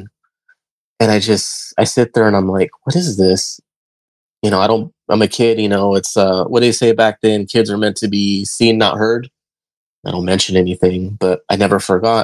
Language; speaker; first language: English; native; English